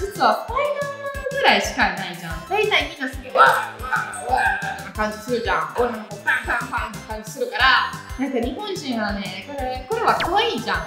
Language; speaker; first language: Japanese; non-native, fluent; Italian